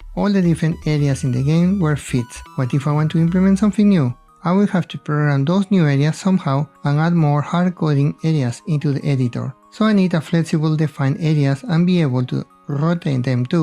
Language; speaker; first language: English; non-native, fluent; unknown